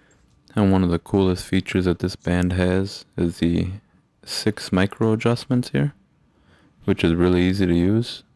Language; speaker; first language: English; native; English